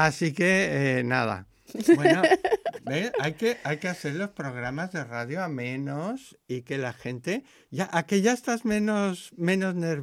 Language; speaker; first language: Spanish; native; Spanish